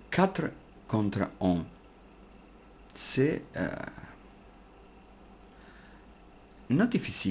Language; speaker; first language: French; non-native, learner; Spanish